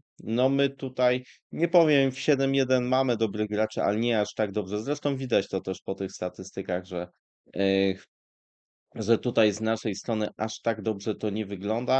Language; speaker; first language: Polish; native; Polish